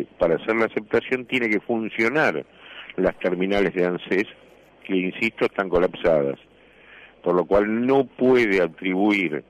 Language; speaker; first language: Spanish; native; Spanish